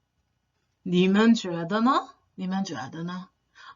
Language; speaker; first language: Chinese; non-native, fluent; English